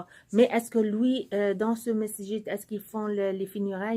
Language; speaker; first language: French; non-native, local second language; Arabic